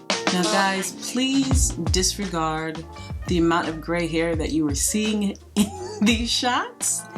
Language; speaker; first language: English; native; English